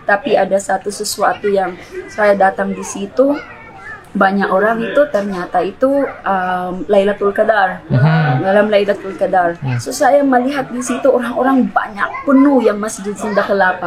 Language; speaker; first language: Indonesian; non-native, fluent; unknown